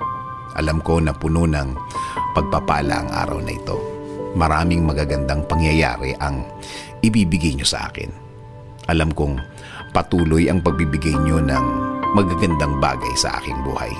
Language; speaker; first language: Filipino; native; Filipino